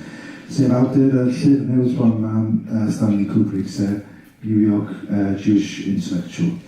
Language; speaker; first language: Welsh; native; Welsh